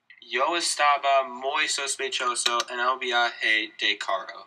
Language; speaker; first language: Spanish; non-native, learner; English